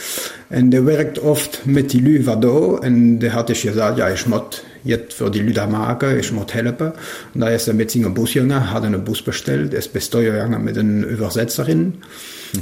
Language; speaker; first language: German; non-native, local second language; French